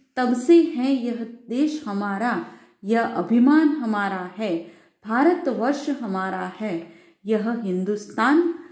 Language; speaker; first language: Hindi; non-native, local second language; Gujarati